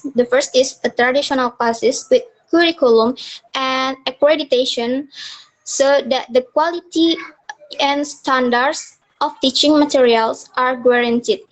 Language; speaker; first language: English; non-native, learner; Indonesian